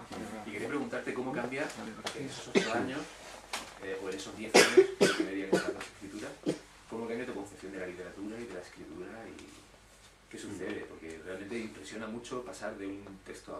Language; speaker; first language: Spanish; native; Spanish